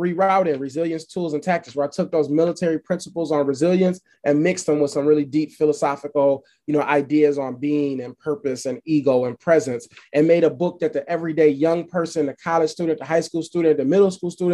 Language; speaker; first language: English; native; English